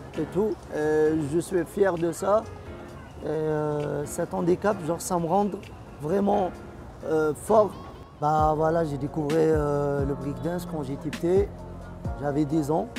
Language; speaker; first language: French; non-native, local second language; Arabic